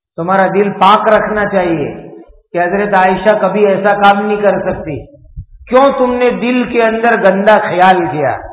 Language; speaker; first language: Urdu; native; Urdu